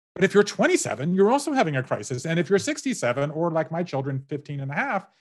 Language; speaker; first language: English; native; English